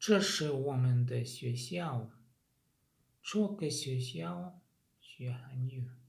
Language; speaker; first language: Chinese; non-native, learner; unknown